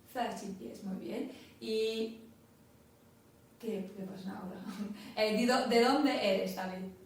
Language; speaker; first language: Spanish; non-native, fluent; English